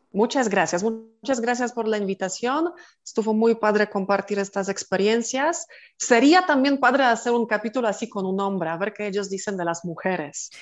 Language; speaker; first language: Spanish; non-native, fluent; Polish